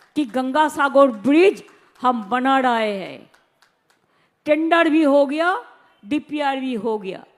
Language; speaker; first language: Hindi; non-native, local second language; Bangla